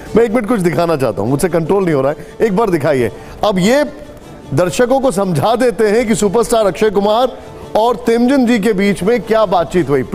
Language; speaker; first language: Hindi; native; Hindi